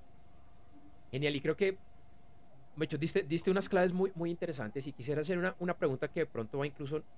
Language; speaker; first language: Spanish; native; Spanish